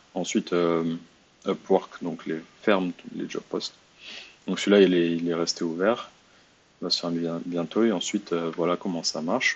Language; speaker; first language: French; native; French